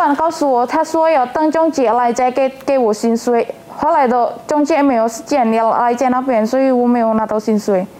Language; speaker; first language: Chinese; non-native, learner; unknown